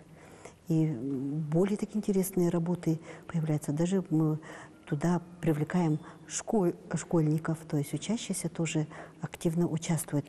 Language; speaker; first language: Russian; non-native, local second language; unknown